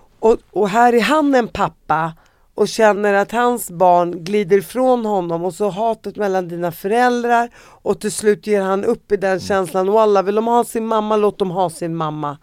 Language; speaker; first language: Swedish; early bilingual, other home language; Arabic